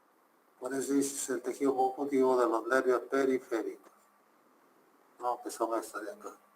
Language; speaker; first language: Spanish; native; Spanish